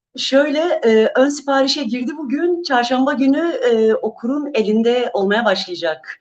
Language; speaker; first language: Turkish; non-native, local second language; Kurdish